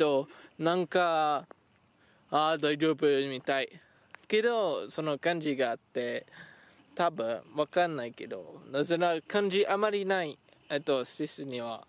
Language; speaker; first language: Japanese; non-native, learner; French